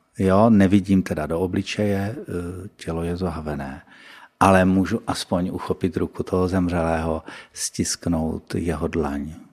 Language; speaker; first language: Czech; native; Czech